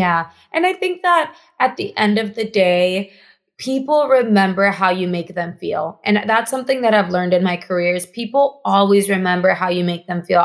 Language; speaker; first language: English; non-native, fluent; Spanish